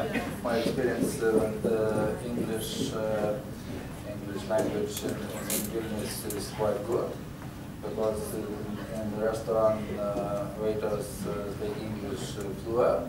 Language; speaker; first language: English; non-native, learner; Lithuanian